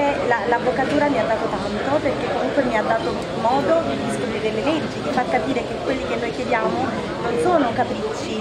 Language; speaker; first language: Italian; native; Italian